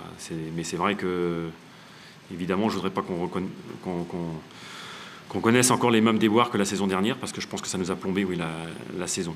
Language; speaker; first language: French; native; French